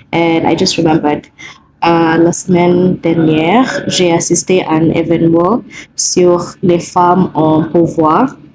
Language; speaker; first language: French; non-native, learner; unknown